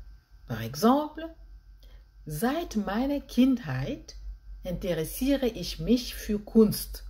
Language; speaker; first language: German; non-native, fluent; French